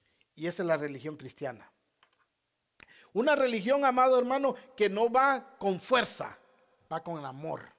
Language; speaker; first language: Spanish; native; Spanish